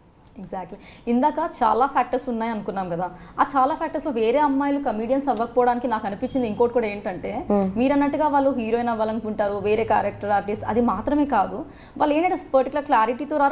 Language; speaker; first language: Telugu; native; Telugu